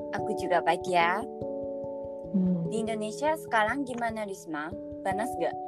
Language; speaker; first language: Indonesian; non-native, fluent; Japanese